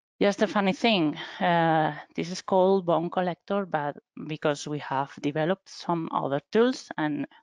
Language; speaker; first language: English; non-native, fluent; Spanish